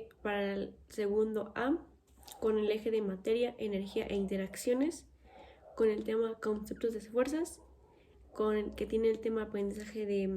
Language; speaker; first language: Spanish; native; Spanish